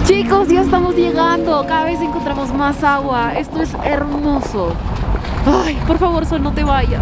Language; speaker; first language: Spanish; native; Spanish